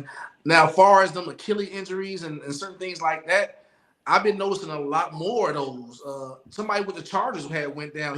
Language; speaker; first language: English; native; English